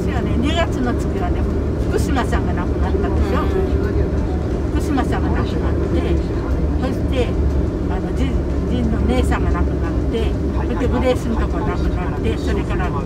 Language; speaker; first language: Japanese; native; Japanese